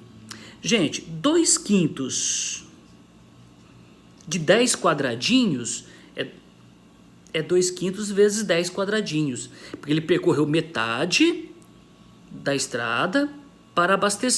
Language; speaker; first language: Portuguese; native; Portuguese